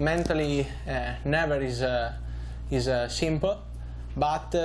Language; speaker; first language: English; non-native, learner; Italian